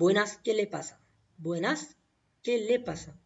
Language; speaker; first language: Spanish; non-native, learner; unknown